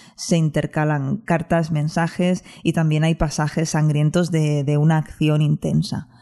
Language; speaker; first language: Spanish; non-native, local second language; Catalan